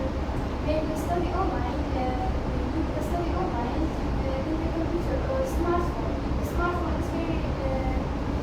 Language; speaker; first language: English; non-native, learner; Kurdish